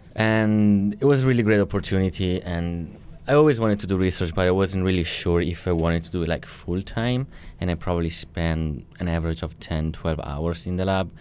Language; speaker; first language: English; non-native, fluent; Italian